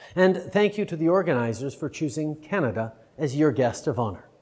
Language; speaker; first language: English; early bilingual, other home language; French